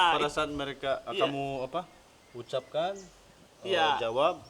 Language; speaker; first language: Indonesian; non-native, local second language; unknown